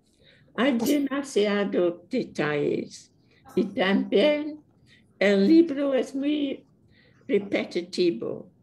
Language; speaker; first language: Spanish; non-native, fluent; English